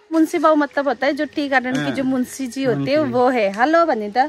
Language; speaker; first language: Hindi; non-native, local second language; Nepali